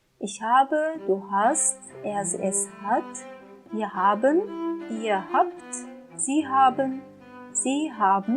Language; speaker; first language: German; non-native, fluent; Turkish